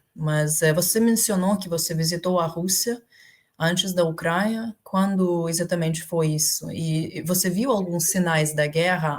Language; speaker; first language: Portuguese; non-native, fluent; Ukrainian